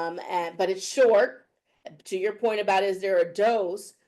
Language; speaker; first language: English; native; English